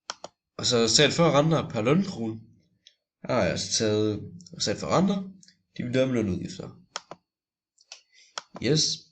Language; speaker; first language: Danish; native; Danish